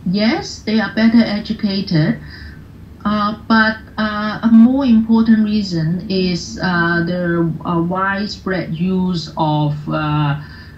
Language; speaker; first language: English; non-native, local second language; Cantonese